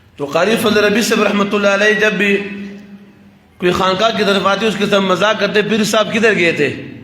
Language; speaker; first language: Urdu; non-native, local second language; Pashto